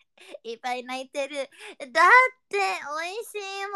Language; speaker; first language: Japanese; non-native, learner; Indonesian